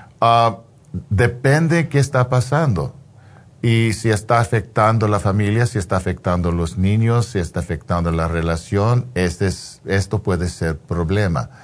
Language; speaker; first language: Spanish; non-native, fluent; English